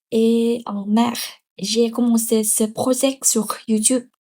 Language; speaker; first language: French; non-native, learner; Vietnamese